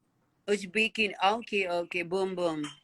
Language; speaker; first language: English; non-native, learner; Hindi